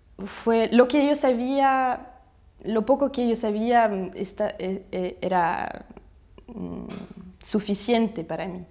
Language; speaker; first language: Spanish; non-native, fluent; Russian